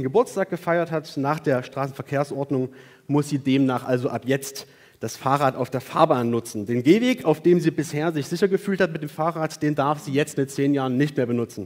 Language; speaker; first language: German; native; German